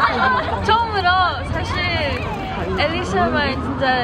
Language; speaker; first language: Korean; non-native, learner; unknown